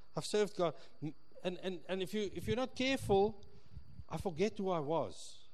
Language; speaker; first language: English; early bilingual, other home language; Afrikaans